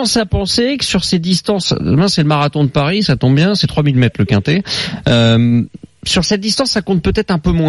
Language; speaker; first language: French; native; French